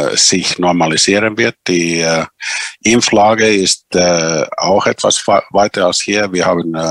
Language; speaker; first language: German; non-native, fluent; Finnish